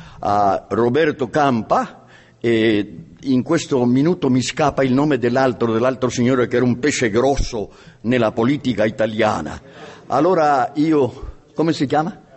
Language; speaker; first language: Italian; non-native, fluent; Spanish